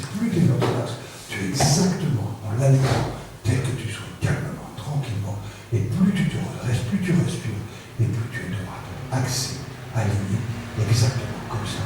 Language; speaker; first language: French; native; French